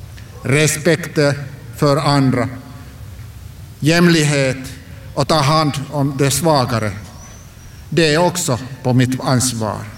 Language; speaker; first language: Swedish; non-native, local second language; Finnish